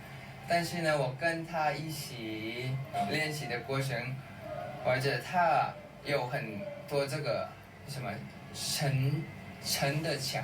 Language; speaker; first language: Chinese; non-native, learner; Thai